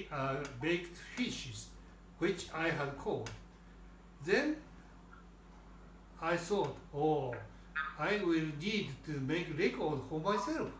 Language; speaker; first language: English; non-native, learner; Japanese